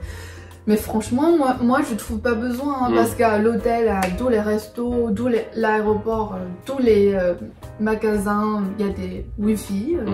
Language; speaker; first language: French; non-native, fluent; Chinese